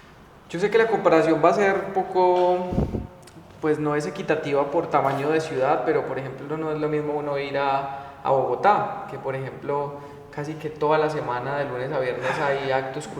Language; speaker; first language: Spanish; native; Spanish